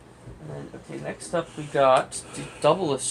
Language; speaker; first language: English; native; English